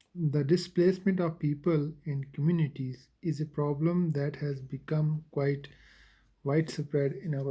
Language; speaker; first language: English; non-native, local second language; Urdu